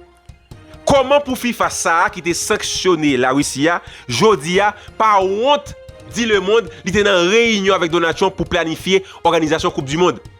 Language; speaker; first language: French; non-native, local second language; Haitian Creole